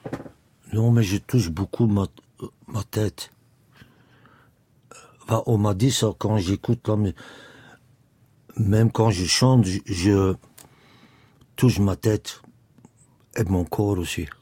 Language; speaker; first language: French; non-native, local second language; Dutch